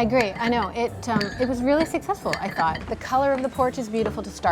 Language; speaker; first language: English; native; English